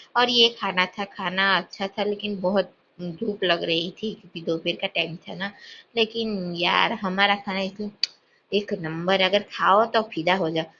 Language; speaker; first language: Hindi; non-native, local second language; Gujarati